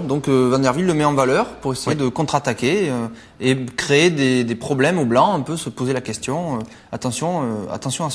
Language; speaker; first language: French; native; French